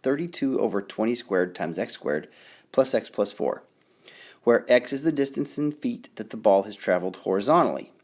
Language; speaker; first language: English; native; English